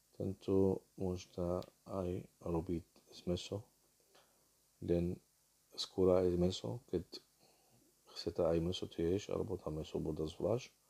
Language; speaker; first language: Slovak; non-native, learner; Arabic